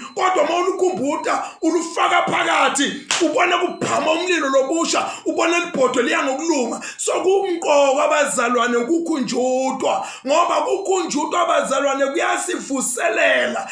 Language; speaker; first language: Zulu; non-native, local second language; Swati